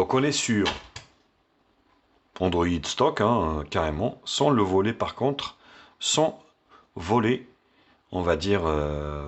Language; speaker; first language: French; native; French